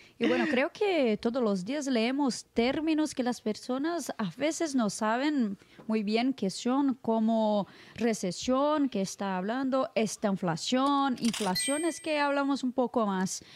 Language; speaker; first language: Spanish; non-native, fluent; Portuguese